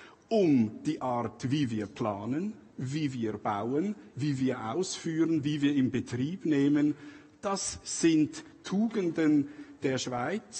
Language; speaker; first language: German; native; German